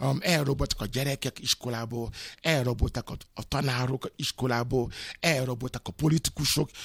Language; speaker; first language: Hungarian; non-native, learner; Yoruba